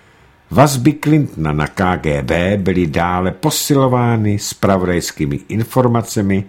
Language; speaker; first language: Czech; native; Czech